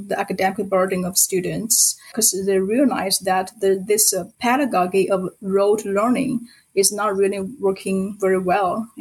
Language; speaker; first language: English; non-native, fluent; Chinese